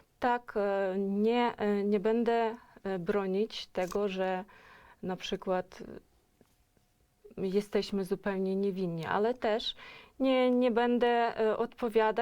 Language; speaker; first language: Polish; non-native, fluent; Ukrainian